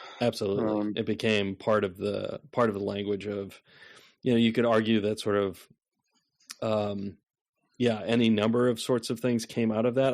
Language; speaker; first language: English; native; English